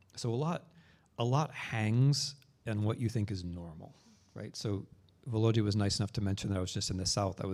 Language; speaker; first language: English; native; English